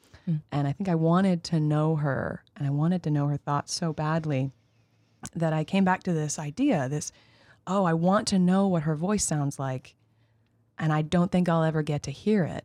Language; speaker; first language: English; native; English